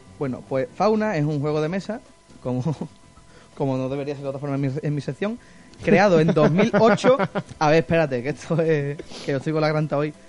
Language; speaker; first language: Spanish; native; Spanish